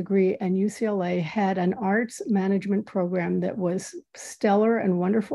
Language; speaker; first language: English; native; English